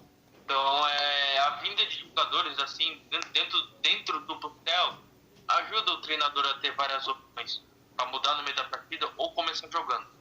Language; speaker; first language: Portuguese; native; Portuguese